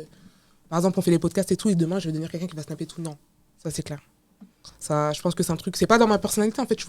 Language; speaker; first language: French; native; French